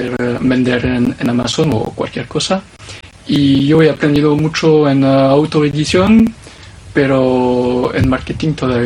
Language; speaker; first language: Spanish; non-native, fluent; French